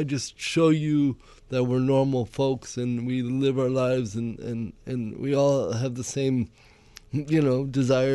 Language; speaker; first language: English; native; English